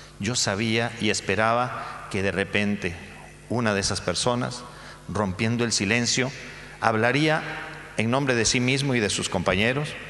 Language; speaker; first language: Spanish; native; Spanish